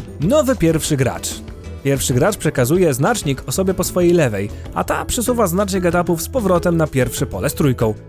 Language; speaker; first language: Polish; native; Polish